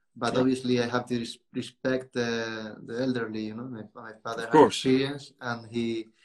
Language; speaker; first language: English; non-native, learner; Spanish